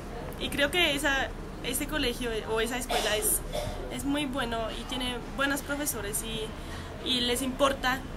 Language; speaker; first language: Spanish; non-native, fluent; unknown